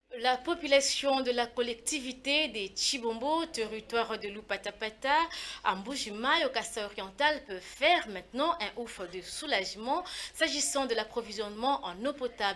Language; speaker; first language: French; native; French